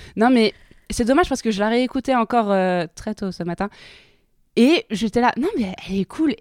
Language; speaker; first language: French; native; French